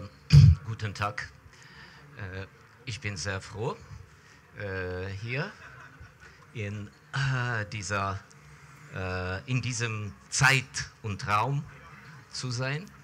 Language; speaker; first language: German; non-native, fluent; Ukrainian